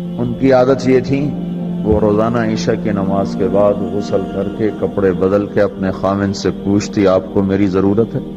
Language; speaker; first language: Urdu; non-native, local second language; Punjabi